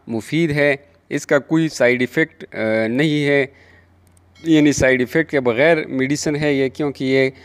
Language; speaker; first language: Urdu; non-native, local second language; Pashto